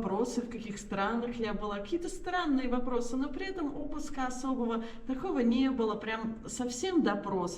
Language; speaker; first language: Russian; native; Russian